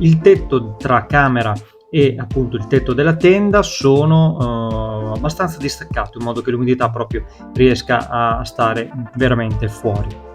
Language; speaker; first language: Italian; native; Italian